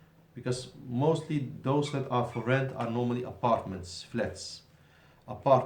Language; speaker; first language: English; non-native, fluent; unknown